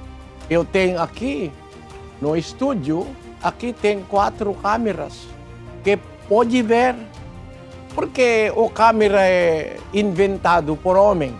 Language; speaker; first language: Portuguese; non-native, learner; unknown